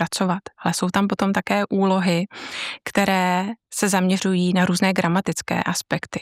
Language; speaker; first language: Czech; native; Czech